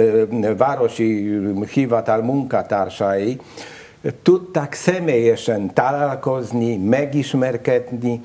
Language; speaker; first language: Hungarian; non-native, learner; Polish